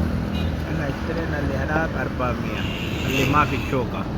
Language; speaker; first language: Arabic; non-native, learner; Punjabi